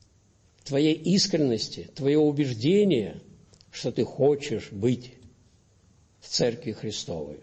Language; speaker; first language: Russian; native; Russian